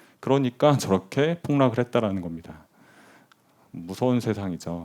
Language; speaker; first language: Korean; native; Korean